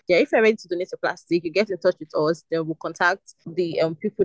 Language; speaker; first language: English; non-native, local second language; Igbo